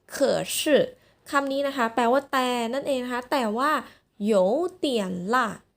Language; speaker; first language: Thai; native; Thai